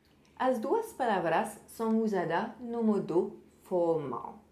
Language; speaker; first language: Portuguese; non-native, fluent; French